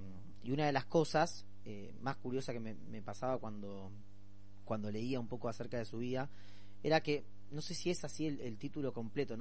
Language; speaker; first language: Spanish; native; Spanish